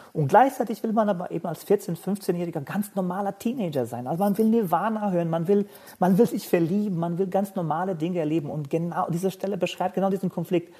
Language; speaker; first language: German; non-native, fluent; Bosnian